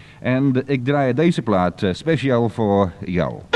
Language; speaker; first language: Dutch; non-native, learner; English